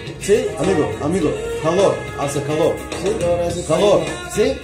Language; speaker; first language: Portuguese; non-native, learner; Russian